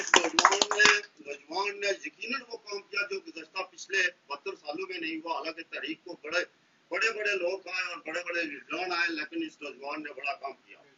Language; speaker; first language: Urdu; non-native, local second language; Pahari-Potwari